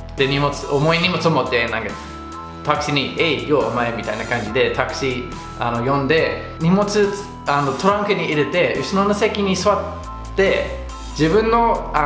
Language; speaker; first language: Japanese; non-native, fluent; English